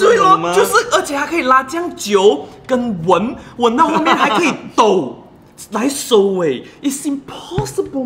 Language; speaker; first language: Chinese; native; Chinese